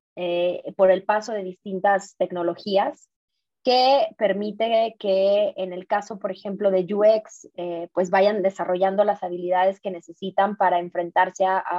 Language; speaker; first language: Spanish; native; Spanish